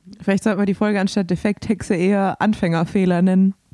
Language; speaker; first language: German; native; German